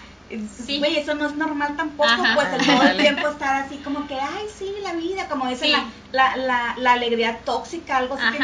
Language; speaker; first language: Spanish; native; Spanish